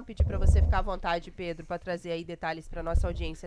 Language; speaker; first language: Portuguese; native; Portuguese